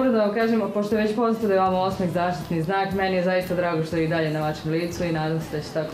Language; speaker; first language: Serbian; native; Serbian